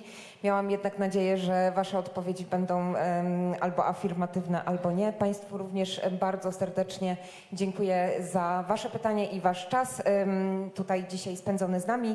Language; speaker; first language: Polish; native; Polish